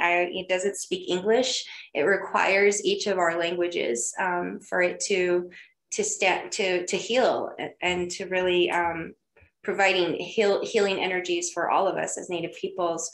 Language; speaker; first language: English; native; English